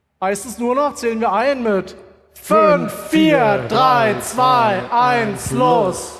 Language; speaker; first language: German; native; German